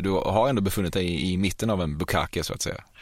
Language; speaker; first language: Swedish; native; Swedish